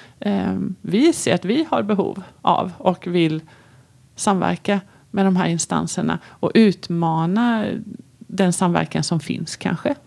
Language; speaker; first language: Swedish; native; Swedish